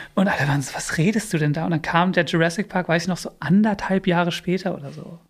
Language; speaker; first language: German; early bilingual, other home language; English